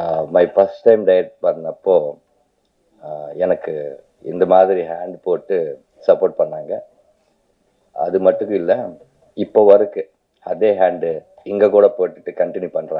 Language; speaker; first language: Tamil; non-native, learner; Telugu